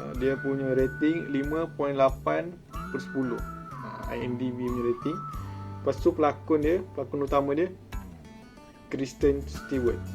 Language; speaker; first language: Malay; native; Malay